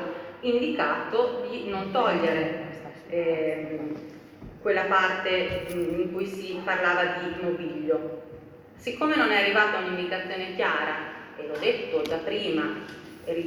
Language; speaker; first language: Italian; native; Italian